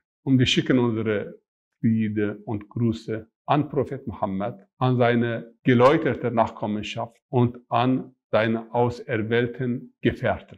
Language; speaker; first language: German; non-native, fluent; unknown